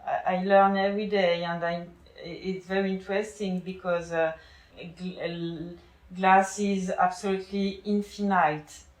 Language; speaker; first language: English; non-native, learner; French